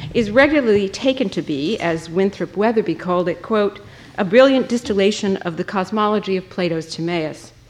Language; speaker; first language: English; native; English